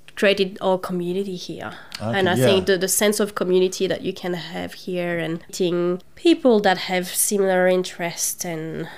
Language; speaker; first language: English; non-native, fluent; French